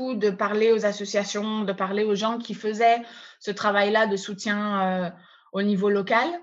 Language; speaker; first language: French; native; French